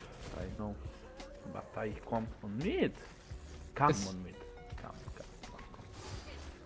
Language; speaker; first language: English; non-native, learner; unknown